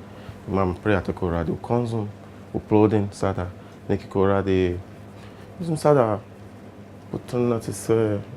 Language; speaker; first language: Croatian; non-native, learner; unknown